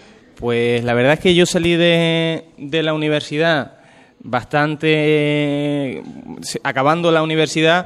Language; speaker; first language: Spanish; native; Spanish